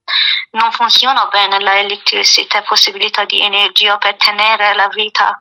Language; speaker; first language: Italian; non-native, learner; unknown